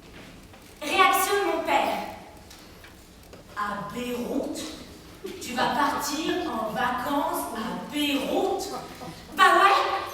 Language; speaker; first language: French; native; French